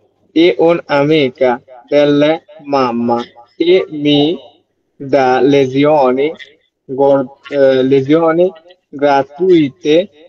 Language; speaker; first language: Italian; non-native, learner; Bangla